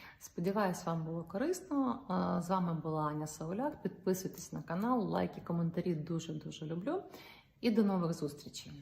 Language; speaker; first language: Ukrainian; non-native, local second language; Russian